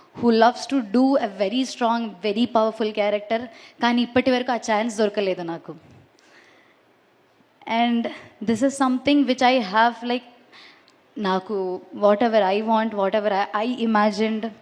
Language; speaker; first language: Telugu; non-native, learner; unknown